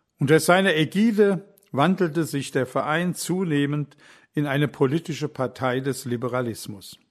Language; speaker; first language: German; native; German